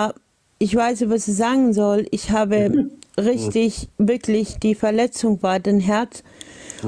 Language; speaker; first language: German; non-native, learner; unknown